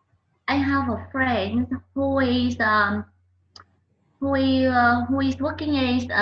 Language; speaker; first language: English; non-native, learner; Vietnamese